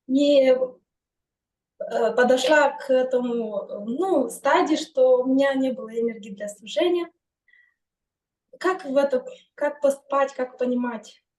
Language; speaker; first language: Russian; non-native, fluent; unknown